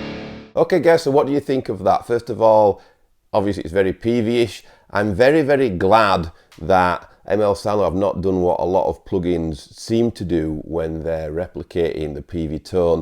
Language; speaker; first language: English; native; English